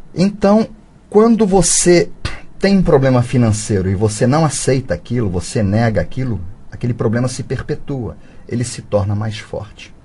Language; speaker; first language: Portuguese; early bilingual, other home language; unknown